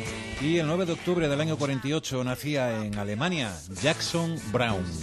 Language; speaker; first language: Spanish; native; Spanish